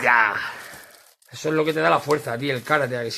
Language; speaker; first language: Spanish; native; Spanish